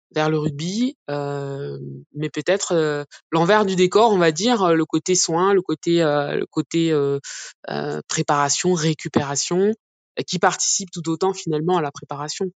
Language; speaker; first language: French; native; French